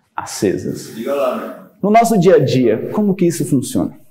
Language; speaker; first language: Portuguese; native; Portuguese